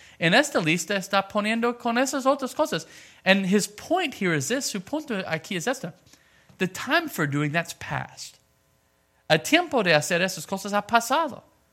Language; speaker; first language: Spanish; non-native, fluent; English